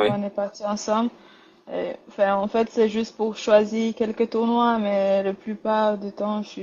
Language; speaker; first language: French; non-native, learner; Rundi